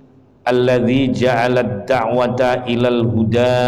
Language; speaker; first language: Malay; non-native, local second language; Javanese